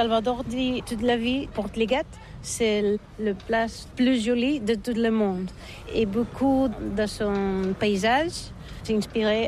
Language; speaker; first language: French; non-native, learner; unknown